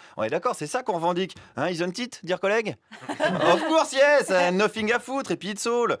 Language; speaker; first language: French; native; French